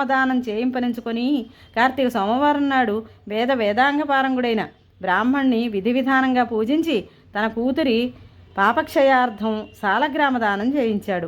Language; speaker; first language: Telugu; native; Telugu